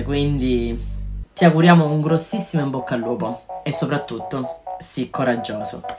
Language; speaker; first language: Italian; native; Italian